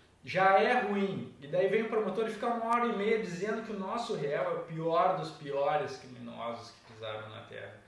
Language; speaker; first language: Portuguese; native; Portuguese